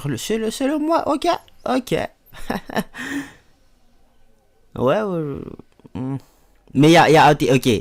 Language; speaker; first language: French; native; French